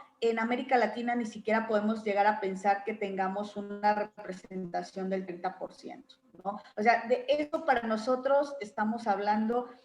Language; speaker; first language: Spanish; native; Spanish